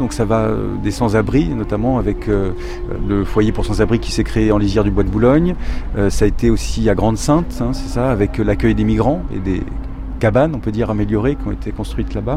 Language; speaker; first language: French; native; French